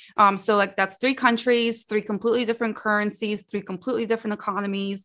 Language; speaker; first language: English; early bilingual, other home language; Russian